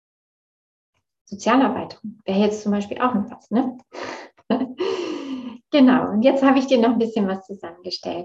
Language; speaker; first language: German; native; German